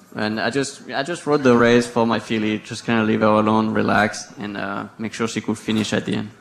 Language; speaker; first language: English; non-native, fluent; French